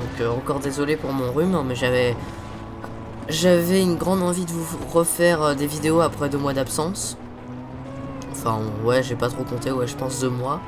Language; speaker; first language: French; native; French